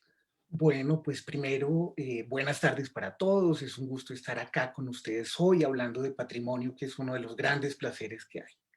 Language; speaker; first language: Spanish; native; Spanish